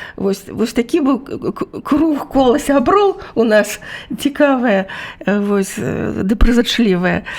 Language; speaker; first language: Belarusian; native; Belarusian